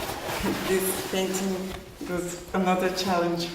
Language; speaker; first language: English; non-native, fluent; Portuguese